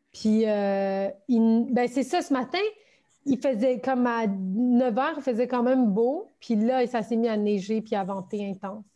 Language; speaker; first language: French; early bilingual, other home language; Turkish